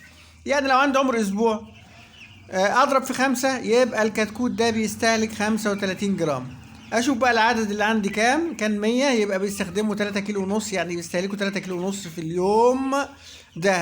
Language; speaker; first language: Arabic; native; Arabic